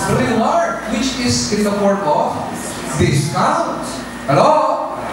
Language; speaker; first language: English; non-native, local second language; Filipino